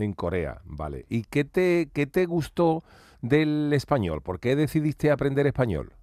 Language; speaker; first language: Spanish; native; Spanish